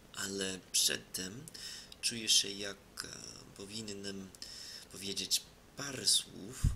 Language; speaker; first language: Polish; non-native, fluent; English